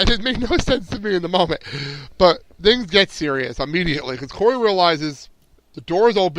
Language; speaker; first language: English; native; English